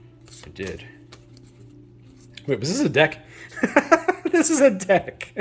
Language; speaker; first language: English; native; English